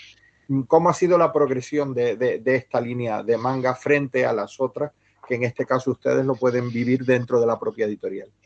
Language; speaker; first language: Spanish; native; Spanish